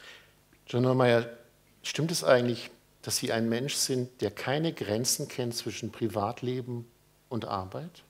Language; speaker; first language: German; native; German